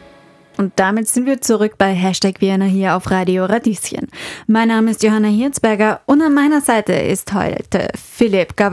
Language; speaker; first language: German; native; German